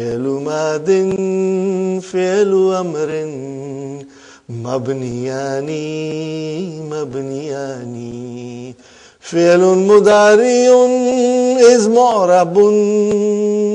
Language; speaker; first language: Arabic; non-native, fluent; English